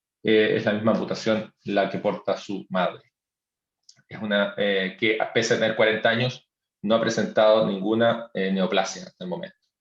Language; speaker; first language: Spanish; native; Spanish